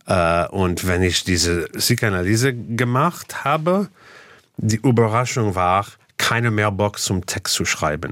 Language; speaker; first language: German; non-native, fluent; English